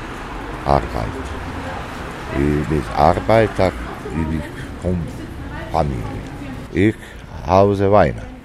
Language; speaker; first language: German; non-native, learner; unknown